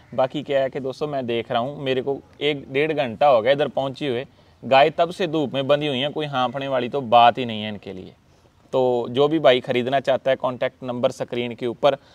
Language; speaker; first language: Hindi; non-native, local second language; Punjabi